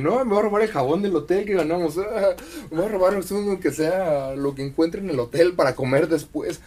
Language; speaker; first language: Spanish; native; Spanish